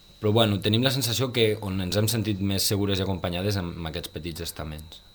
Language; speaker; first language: Catalan; native; Catalan